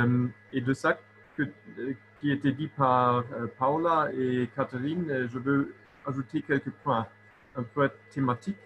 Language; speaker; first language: French; non-native, local second language; German